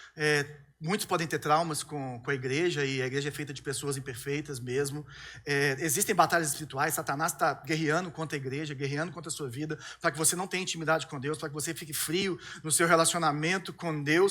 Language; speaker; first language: Portuguese; native; Portuguese